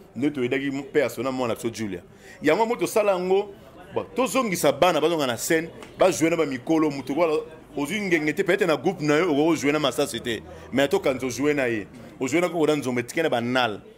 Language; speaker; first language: Lingala; native; Lingala